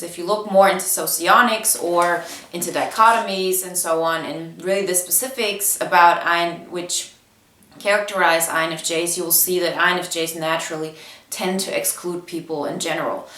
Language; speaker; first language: English; non-native, fluent; Bulgarian